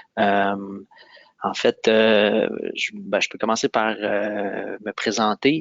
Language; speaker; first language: French; native; French